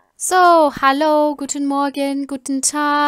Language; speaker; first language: German; non-native, fluent; English